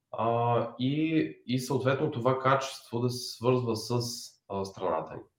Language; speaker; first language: Bulgarian; native; Bulgarian